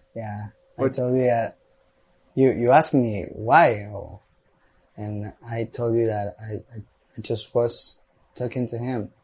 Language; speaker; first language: English; non-native, learner; Spanish